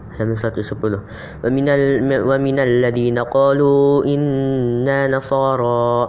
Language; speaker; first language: Arabic; non-native, learner; Indonesian